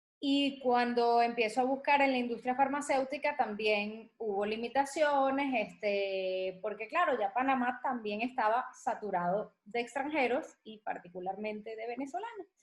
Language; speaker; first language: Spanish; native; Spanish